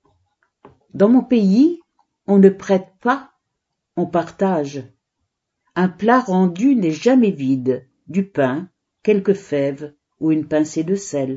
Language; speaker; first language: French; native; French